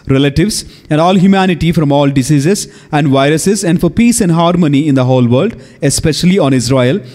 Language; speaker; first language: English; non-native, local second language; Telugu